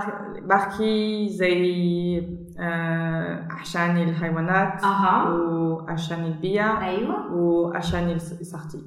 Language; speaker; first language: Arabic; non-native, learner; German